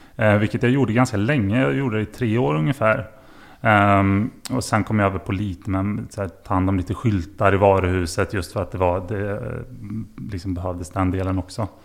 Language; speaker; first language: Swedish; native; Swedish